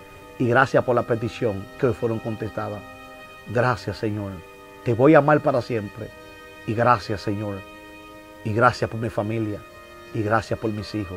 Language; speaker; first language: Spanish; native; Spanish